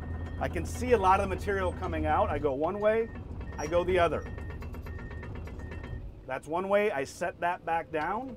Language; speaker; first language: English; native; English